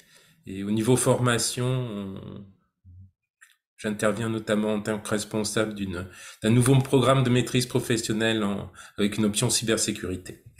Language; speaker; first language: French; native; French